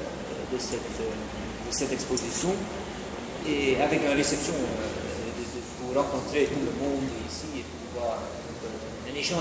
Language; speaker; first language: French; non-native, fluent; Dutch